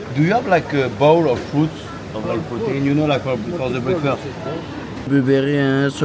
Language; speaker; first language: English; non-native, learner; French